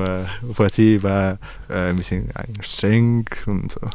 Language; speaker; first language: German; non-native, learner; Spanish